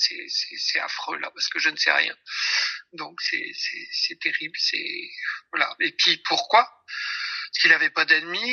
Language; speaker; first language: French; native; French